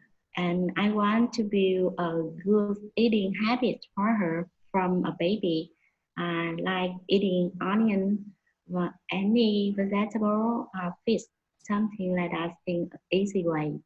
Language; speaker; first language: English; non-native, fluent; Vietnamese